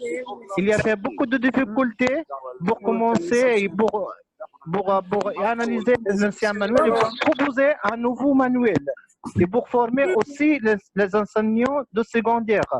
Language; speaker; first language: French; non-native, local second language; Arabic